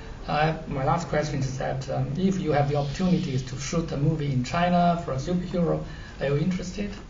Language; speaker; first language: English; non-native, fluent; Chinese